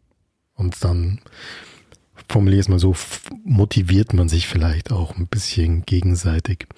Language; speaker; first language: German; native; German